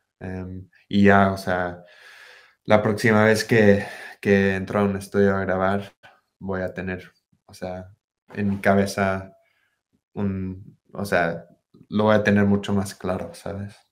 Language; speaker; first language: Spanish; early bilingual, heritage; Spanish